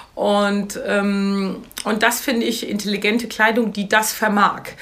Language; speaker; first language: German; native; German